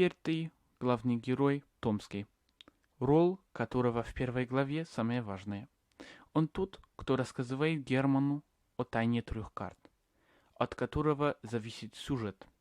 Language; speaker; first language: Russian; non-native, learner; English